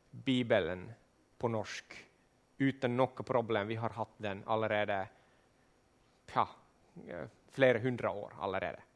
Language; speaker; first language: Norwegian; non-native, fluent; Finnish